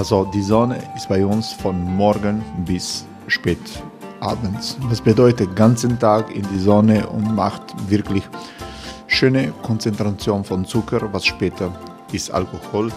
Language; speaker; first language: German; non-native, learner; Croatian